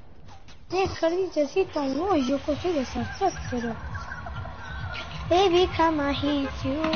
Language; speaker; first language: German; non-native, learner; Portuguese